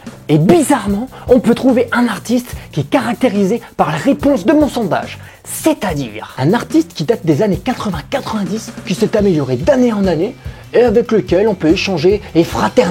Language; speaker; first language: French; native; French